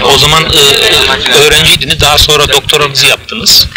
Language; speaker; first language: Turkish; native; Turkish